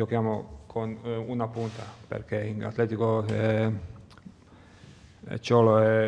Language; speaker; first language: Italian; non-native, learner; Croatian